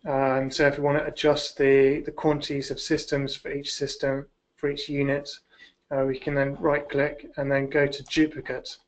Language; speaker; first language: English; native; English